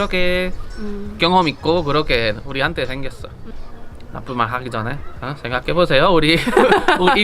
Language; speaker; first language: Korean; non-native, learner; Spanish